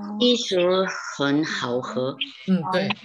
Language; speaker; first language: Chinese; non-native, learner; Korean